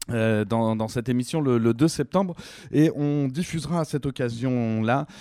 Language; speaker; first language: French; native; French